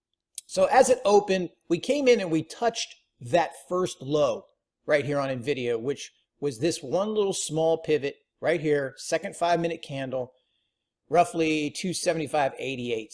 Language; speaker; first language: English; native; English